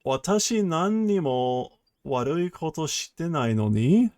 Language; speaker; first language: Japanese; non-native, learner; English